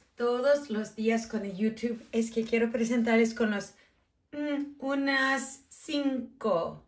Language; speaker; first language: Spanish; non-native, learner; English